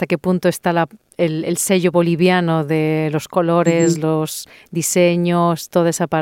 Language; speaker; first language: Spanish; native; Spanish